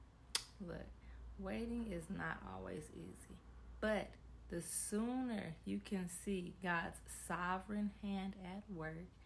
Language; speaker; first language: English; native; English